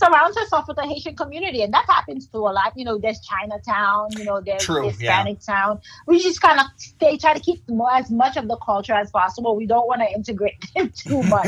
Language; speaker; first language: English; non-native, fluent; Haitian Creole